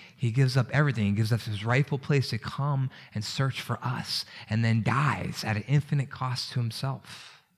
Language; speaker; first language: English; native; English